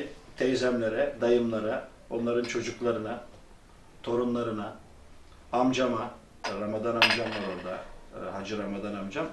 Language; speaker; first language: Turkish; early bilingual, other home language; Albanian